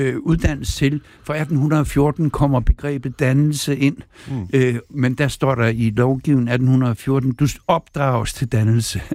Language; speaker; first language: Danish; native; Danish